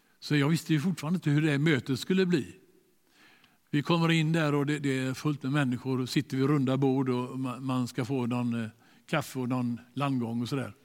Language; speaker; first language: Swedish; native; Swedish